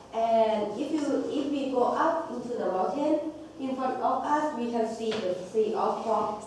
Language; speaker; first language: English; non-native, local second language; Thai